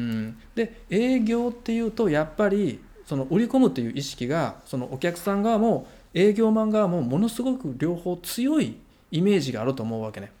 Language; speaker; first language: Japanese; native; Japanese